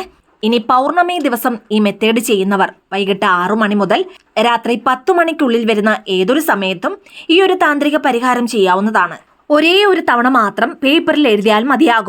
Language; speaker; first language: Malayalam; native; Malayalam